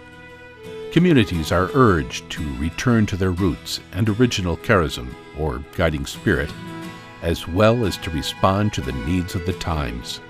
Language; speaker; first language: English; native; English